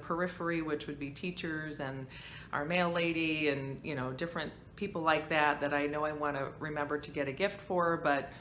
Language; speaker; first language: English; native; English